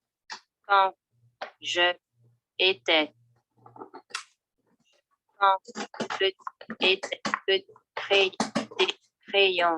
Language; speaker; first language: French; non-native, learner; Vietnamese